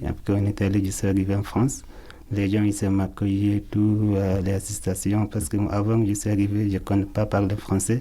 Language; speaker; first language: French; non-native, learner; Arabic